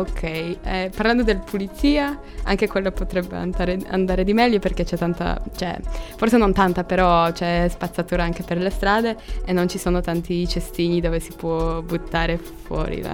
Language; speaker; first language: Italian; non-native, fluent; Polish